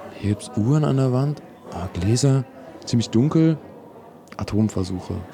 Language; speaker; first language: German; native; German